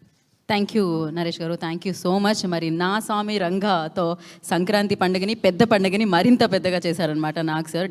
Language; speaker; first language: Telugu; native; Telugu